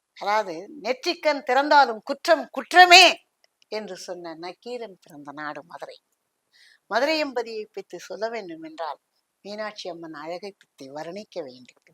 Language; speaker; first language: Tamil; native; Tamil